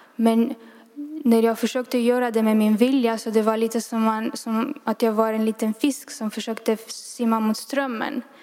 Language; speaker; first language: Swedish; non-native, fluent; Romanian